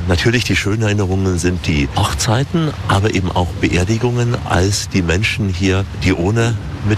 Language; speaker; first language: German; native; German